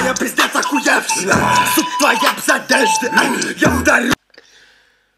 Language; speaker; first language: Russian; non-native, learner; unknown